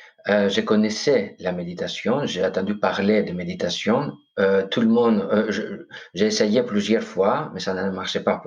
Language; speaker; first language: French; non-native, fluent; Greek